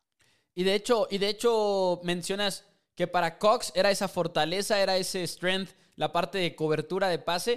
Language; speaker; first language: Spanish; native; Spanish